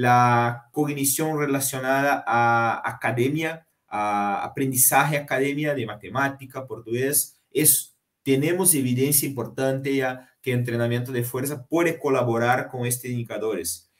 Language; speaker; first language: Spanish; non-native, fluent; Portuguese